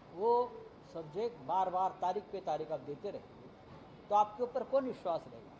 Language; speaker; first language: Hindi; non-native, local second language; Marathi